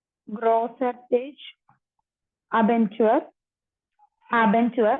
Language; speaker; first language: German; non-native, learner; Malayalam